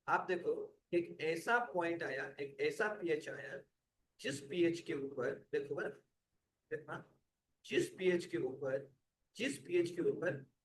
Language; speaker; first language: Hindi; non-native, local second language; Marathi